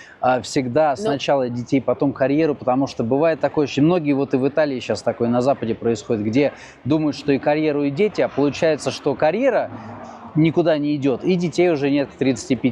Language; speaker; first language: Russian; native; Russian